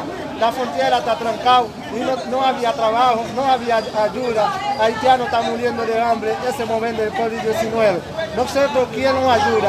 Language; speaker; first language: Spanish; non-native, learner; Haitian Creole